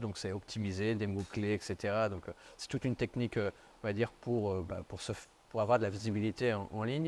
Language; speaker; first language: French; native; French